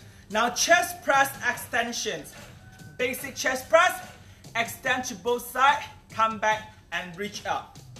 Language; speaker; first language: English; non-native, local second language; Chinese